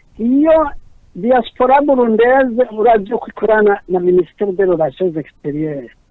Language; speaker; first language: Rundi; native; Rundi